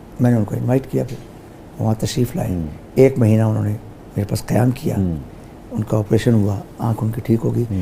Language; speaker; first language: Urdu; native; Urdu